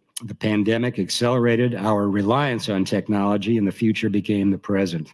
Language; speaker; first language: English; native; English